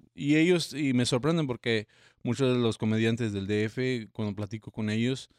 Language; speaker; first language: Spanish; early bilingual, heritage; Spanish